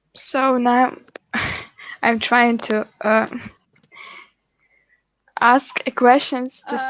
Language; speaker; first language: English; non-native, fluent; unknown